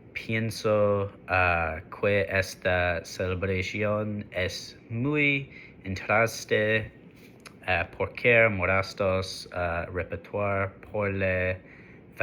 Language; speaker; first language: Spanish; non-native, learner; English